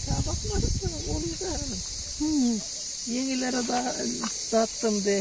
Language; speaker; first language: Turkish; native; Turkish